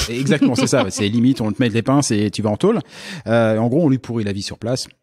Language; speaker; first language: French; native; French